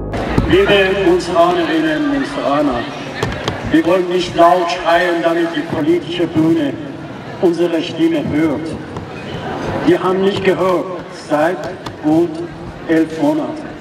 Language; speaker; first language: German; non-native, fluent; Persian